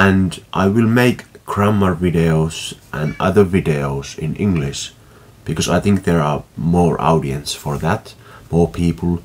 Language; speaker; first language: English; non-native, fluent; Finnish